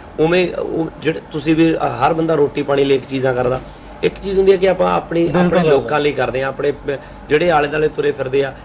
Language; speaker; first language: Punjabi; native; Punjabi